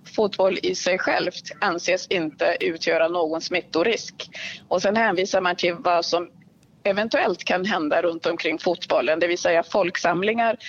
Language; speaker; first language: Swedish; early bilingual, other home language; Swahili